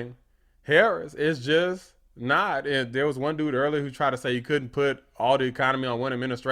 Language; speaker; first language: English; native; English